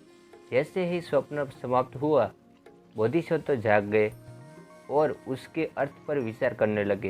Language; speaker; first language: Hindi; native; Hindi